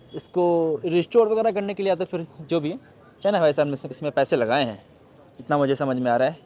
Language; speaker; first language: Hindi; native; Hindi